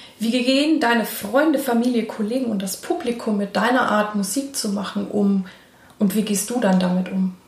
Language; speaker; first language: German; native; German